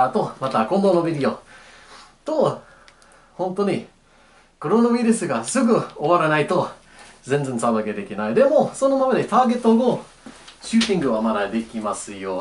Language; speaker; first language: Japanese; non-native, learner; English